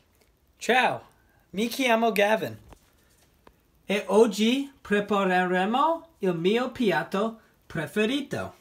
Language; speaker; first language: Italian; non-native, learner; English